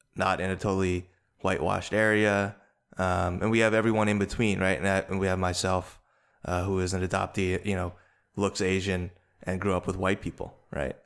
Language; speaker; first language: English; native; English